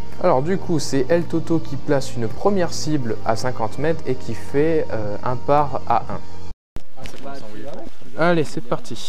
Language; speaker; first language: French; native; French